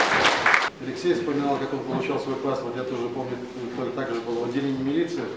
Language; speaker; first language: Russian; native; Russian